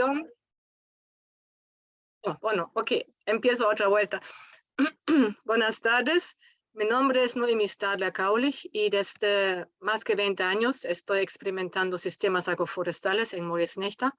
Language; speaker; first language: Spanish; non-native, fluent; German